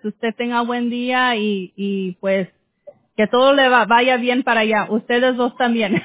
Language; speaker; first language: Spanish; early bilingual, heritage; Spanish